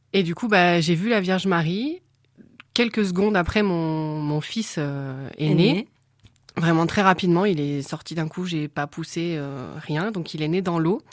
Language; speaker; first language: French; native; French